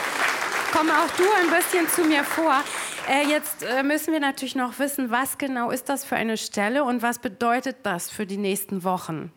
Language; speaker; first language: German; native; German